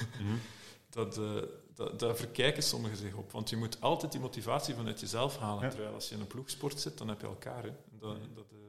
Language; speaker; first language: Dutch; native; Dutch